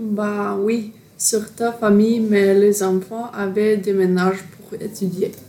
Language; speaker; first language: French; non-native, learner; Norwegian